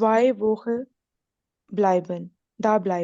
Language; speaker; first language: German; non-native, learner; Urdu